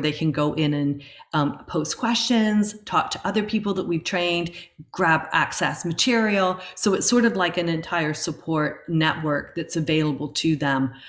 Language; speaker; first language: English; native; English